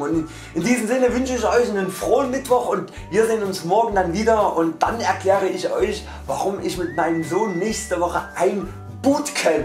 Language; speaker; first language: German; native; German